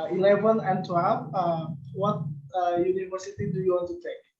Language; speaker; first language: English; non-native, learner; Indonesian